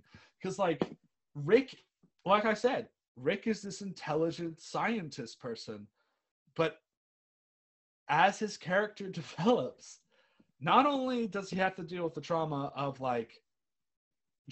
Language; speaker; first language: English; native; English